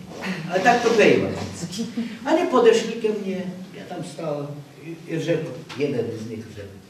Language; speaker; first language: Czech; non-native, learner; Russian